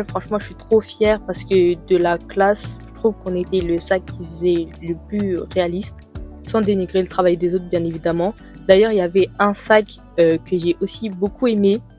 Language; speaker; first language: French; native; French